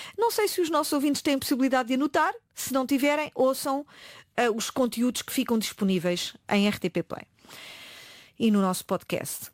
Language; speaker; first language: Portuguese; native; Portuguese